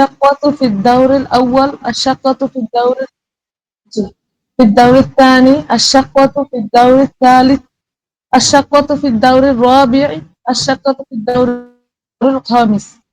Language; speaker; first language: Arabic; non-native, learner; Bangla